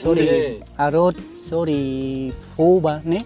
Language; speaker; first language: Portuguese; non-native, learner; Vietnamese